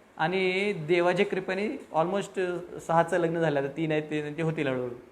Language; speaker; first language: Marathi; native; Marathi